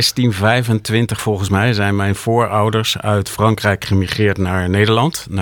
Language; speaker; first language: Dutch; native; Dutch